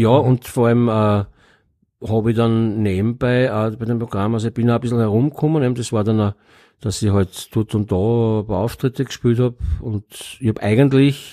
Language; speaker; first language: German; native; German